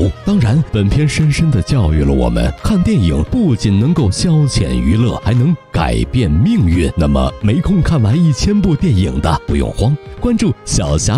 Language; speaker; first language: Chinese; native; Chinese